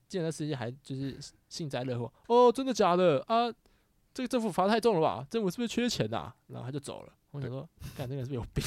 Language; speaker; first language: Chinese; native; Chinese